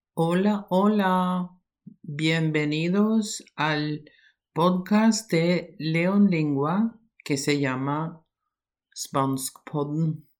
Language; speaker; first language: Spanish; non-native, fluent; Norwegian